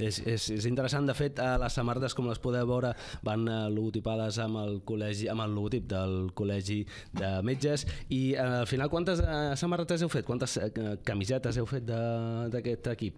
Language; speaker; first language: Catalan; native; Catalan